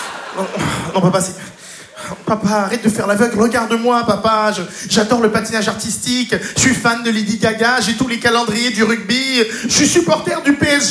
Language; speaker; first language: French; native; French